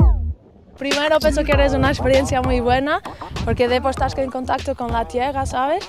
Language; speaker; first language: Spanish; non-native, learner; Portuguese